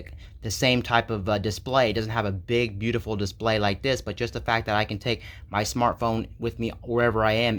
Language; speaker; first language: English; native; English